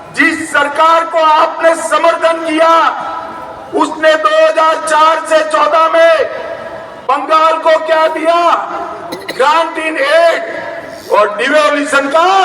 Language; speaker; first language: Hindi; non-native, local second language; Gujarati